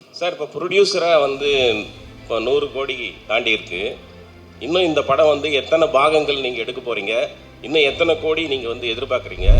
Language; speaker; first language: Tamil; native; Tamil